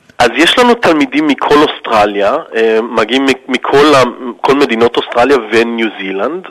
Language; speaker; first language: Hebrew; early bilingual, heritage; Hebrew